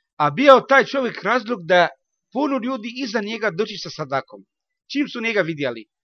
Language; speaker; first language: Bosnian; non-native, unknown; Arabic